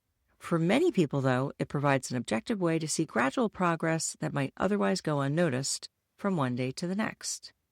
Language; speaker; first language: English; native; English